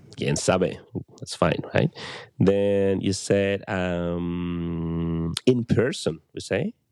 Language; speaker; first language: English; non-native, fluent; Spanish